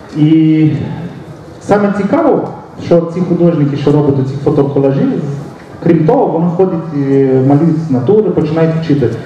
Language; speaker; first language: Ukrainian; non-native, local second language; Romanian